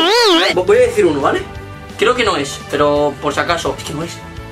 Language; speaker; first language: Spanish; native; Spanish